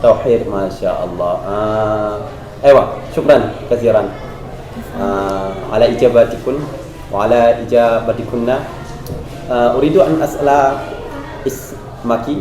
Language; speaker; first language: Arabic; non-native, fluent; Indonesian